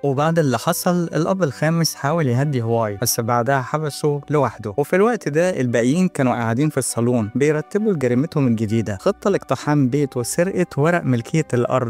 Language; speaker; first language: Arabic; native; Arabic